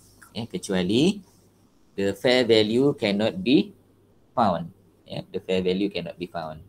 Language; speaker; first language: English; non-native, local second language; Malay